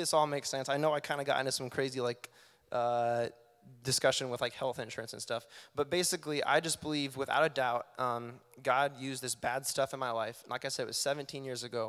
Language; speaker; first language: English; native; English